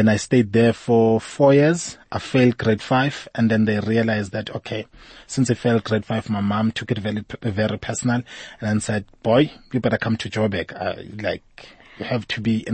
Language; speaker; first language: English; non-native, local second language; Zulu